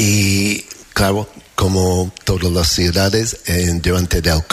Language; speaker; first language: Spanish; non-native, fluent; English